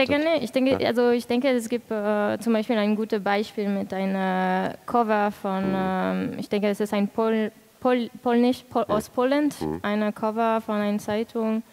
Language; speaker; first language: German; non-native, fluent; French